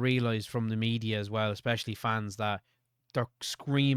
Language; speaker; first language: English; native; English